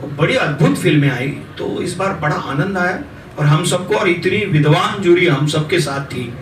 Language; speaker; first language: Hindi; native; Hindi